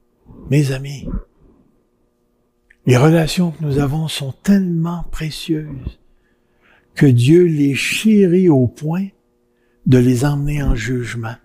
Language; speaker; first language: French; native; French